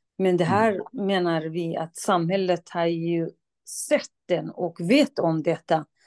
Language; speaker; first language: Swedish; non-native, fluent; Kurdish